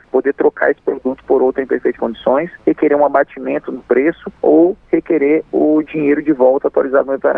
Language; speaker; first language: Portuguese; native; Portuguese